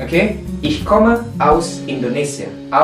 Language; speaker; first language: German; non-native, learner; Indonesian